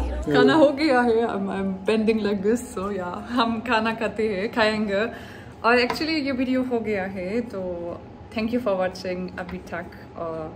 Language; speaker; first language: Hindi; non-native, learner; German